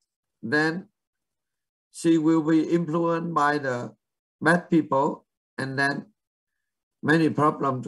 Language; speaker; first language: English; non-native, learner; Vietnamese